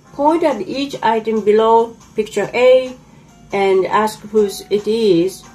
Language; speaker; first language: English; non-native, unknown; Japanese